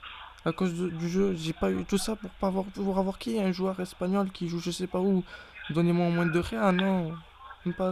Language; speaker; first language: French; native; French